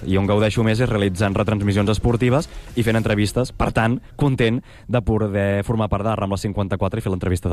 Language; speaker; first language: Catalan; native; Catalan